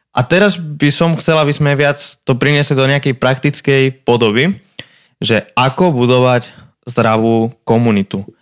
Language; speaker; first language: Slovak; non-native, fluent; Spanish